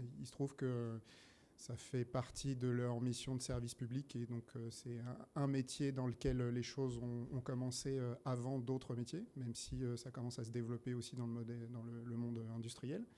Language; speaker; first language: French; native; French